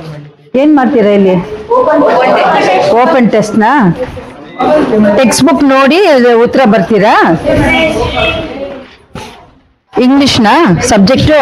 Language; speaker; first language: Kannada; non-native, local second language; Tamil